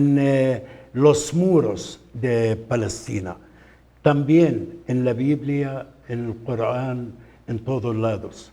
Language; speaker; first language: Spanish; non-native, fluent; Arabic